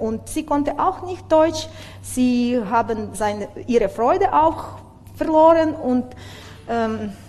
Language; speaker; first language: German; non-native, learner; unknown